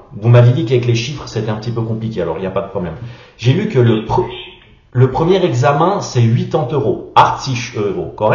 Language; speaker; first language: French; native; French